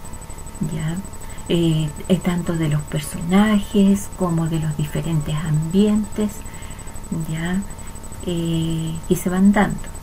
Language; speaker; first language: Spanish; native; Spanish